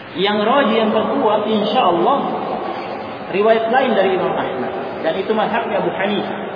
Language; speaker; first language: Indonesian; native; Indonesian